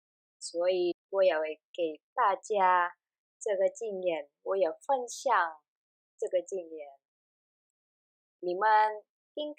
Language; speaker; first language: Chinese; non-native, learner; Indonesian